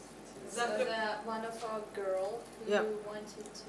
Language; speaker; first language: English; non-native, learner; Russian